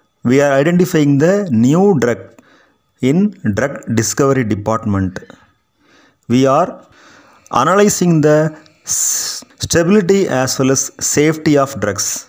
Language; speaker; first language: English; non-native, local second language; Tamil